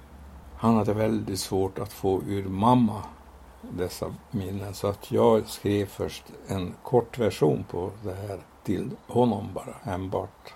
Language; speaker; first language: Swedish; non-native, fluent; Hungarian